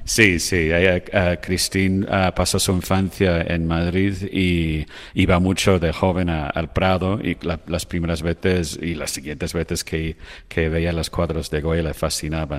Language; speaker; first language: Spanish; non-native, fluent; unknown